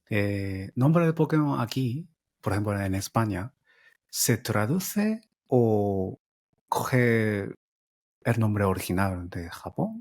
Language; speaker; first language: Spanish; non-native, fluent; Japanese